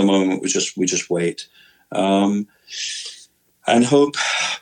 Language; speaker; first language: English; native; English